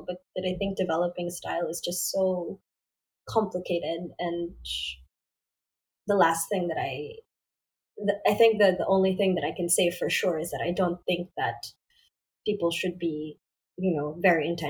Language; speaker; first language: English; non-native, local second language; Filipino